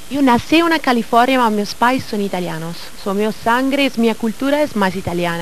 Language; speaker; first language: Portuguese; non-native, learner; Italian